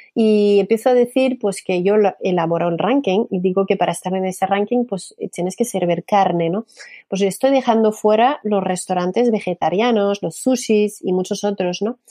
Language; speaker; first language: Spanish; non-native, fluent; French